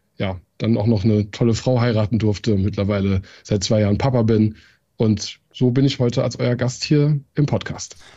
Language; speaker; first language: German; early bilingual, other home language; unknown